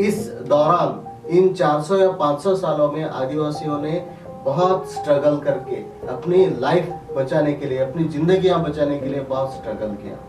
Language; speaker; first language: Hindi; non-native, local second language; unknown